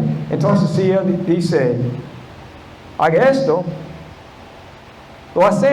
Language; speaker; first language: Spanish; non-native, fluent; English